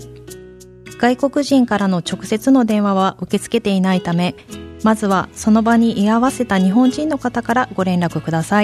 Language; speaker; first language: Japanese; native; Japanese